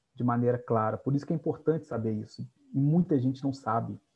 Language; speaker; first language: Portuguese; native; Portuguese